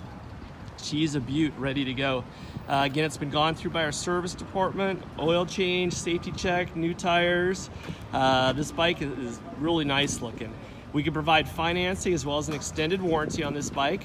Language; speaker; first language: English; native; English